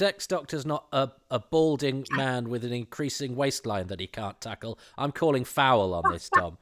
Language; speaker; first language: English; native; English